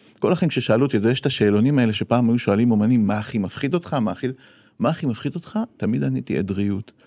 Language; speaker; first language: Hebrew; native; Hebrew